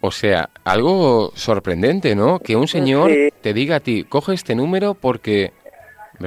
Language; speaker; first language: Spanish; native; Spanish